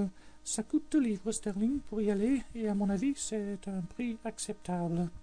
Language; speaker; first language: French; non-native, learner; English